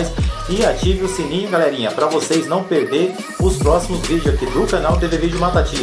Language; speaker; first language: Portuguese; native; Portuguese